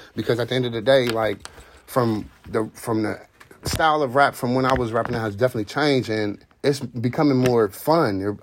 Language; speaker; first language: English; native; English